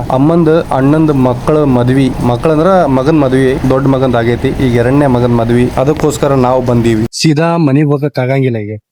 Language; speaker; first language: Kannada; non-native, local second language; Lambadi